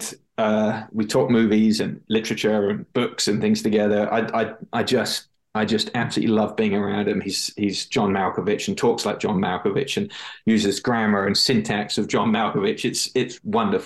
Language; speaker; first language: English; native; English